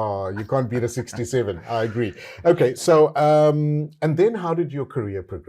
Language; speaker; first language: English; native; English